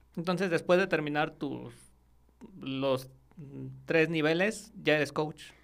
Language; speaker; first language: Spanish; native; Spanish